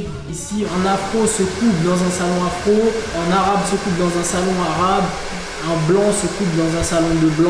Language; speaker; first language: French; native; French